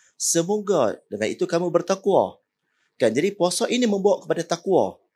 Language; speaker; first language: Malay; native; Malay